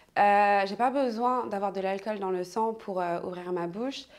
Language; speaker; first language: French; native; French